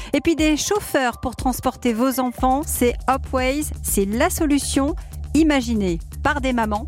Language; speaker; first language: French; native; French